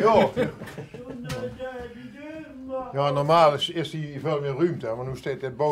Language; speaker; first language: Dutch; native; Dutch